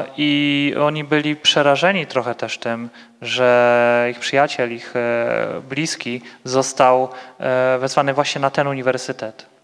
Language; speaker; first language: Polish; native; Polish